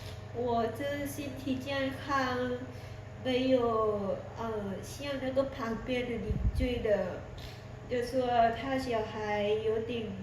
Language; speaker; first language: Chinese; non-native, learner; Lao